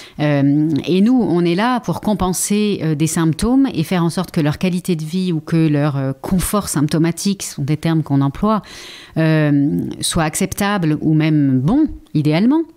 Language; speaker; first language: French; native; French